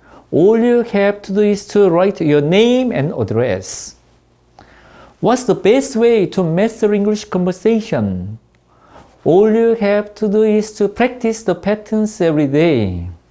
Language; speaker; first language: English; non-native, fluent; Korean